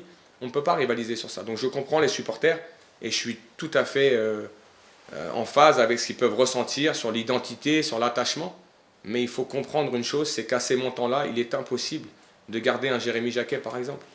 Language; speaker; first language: French; native; French